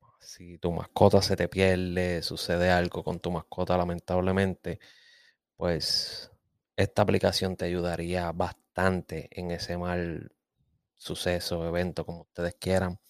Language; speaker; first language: Spanish; native; Spanish